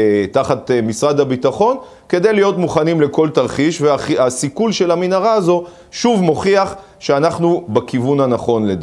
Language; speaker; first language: Hebrew; native; Hebrew